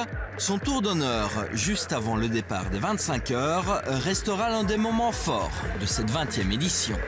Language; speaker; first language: French; native; French